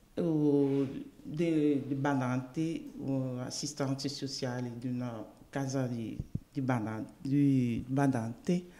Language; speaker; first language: Italian; non-native, learner; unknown